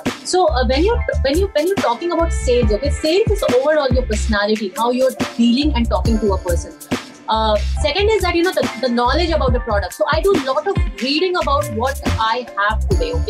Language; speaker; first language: English; non-native, local second language; Hindi